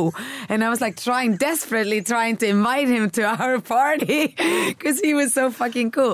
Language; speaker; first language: English; early bilingual, other home language; Swedish